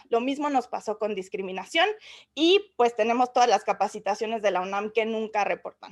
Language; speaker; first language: Spanish; native; Spanish